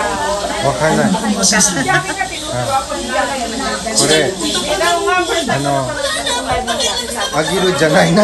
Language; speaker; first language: Japanese; non-native, learner; Filipino